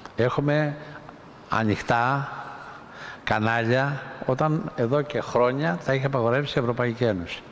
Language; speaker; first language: Greek; native; Greek